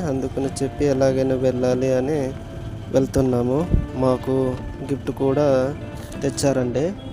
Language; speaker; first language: Telugu; non-native, local second language; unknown